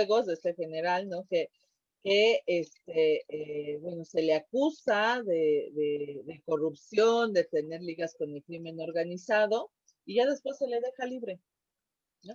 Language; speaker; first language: Spanish; native; Spanish